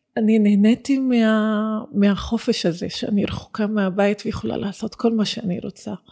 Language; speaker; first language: Hebrew; non-native, local second language; Arabic